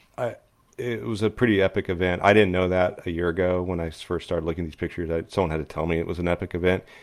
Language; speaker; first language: English; native; English